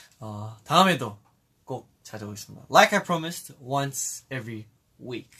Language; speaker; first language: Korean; early bilingual, heritage; Korean